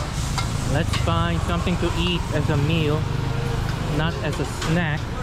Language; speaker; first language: English; non-native, fluent; Korean